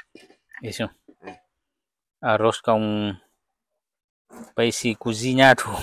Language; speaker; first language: Portuguese; non-native, learner; Vietnamese